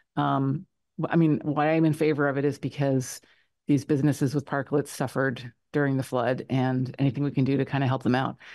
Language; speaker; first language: English; native; English